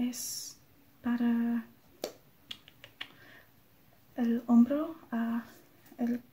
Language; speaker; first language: Spanish; non-native, learner; English